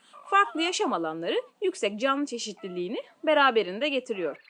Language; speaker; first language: Turkish; native; Turkish